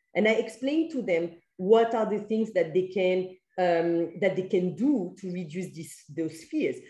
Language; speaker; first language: English; non-native, fluent; French